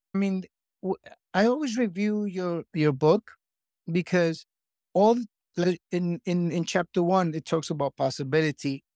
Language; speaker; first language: English; native; English